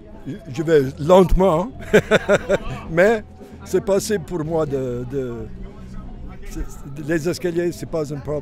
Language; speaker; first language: French; non-native, learner; English